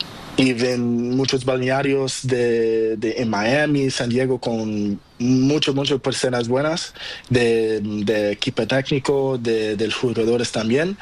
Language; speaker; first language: Spanish; non-native, learner; Portuguese